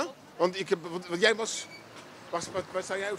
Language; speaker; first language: Dutch; native; Dutch